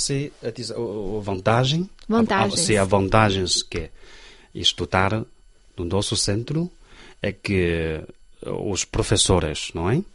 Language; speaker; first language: Portuguese; non-native, learner; Chinese